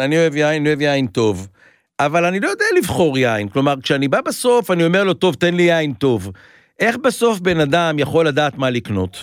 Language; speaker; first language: Hebrew; native; Hebrew